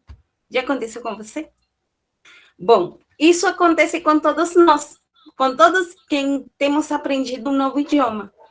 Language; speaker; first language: Portuguese; non-native, fluent; Spanish